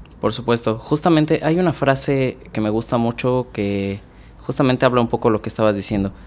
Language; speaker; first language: Spanish; native; Spanish